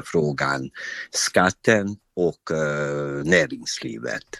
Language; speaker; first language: Swedish; non-native, learner; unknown